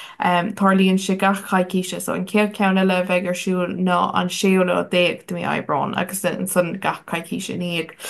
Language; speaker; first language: Irish; non-native, local second language; English